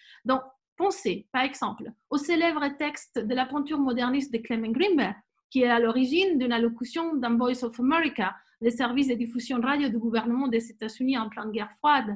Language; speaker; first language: French; non-native, fluent; Spanish